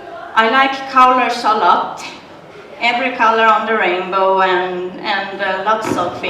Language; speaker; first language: English; non-native, learner; Swedish